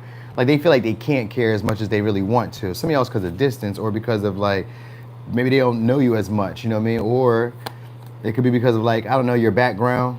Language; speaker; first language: English; native; English